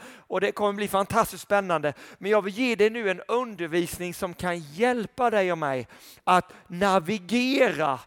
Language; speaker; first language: Swedish; native; Swedish